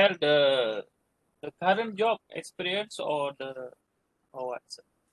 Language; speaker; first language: English; non-native, learner; Malay